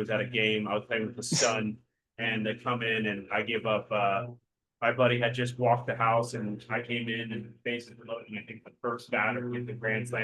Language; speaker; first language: English; native; English